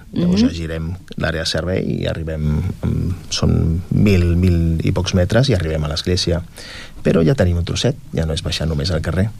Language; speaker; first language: Catalan; native; Catalan